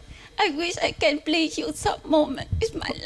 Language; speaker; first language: English; non-native, learner; Vietnamese